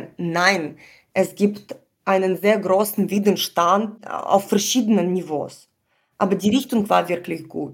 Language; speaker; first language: German; non-native, fluent; Ukrainian